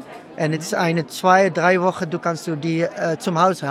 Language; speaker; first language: German; non-native, learner; Dutch